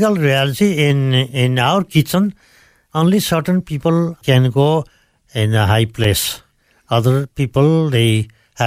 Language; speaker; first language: English; non-native, local second language; Nepali